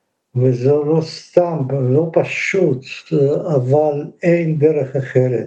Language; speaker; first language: Hebrew; non-native, fluent; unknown